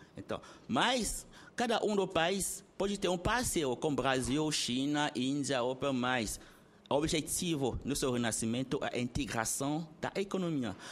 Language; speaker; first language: Portuguese; non-native, learner; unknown